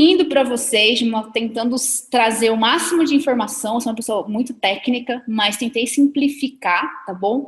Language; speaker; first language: Portuguese; native; Portuguese